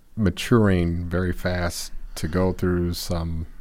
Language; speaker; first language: English; native; English